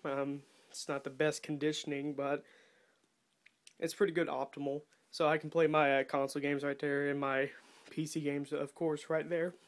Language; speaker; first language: English; native; English